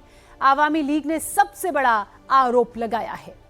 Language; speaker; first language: Hindi; native; Hindi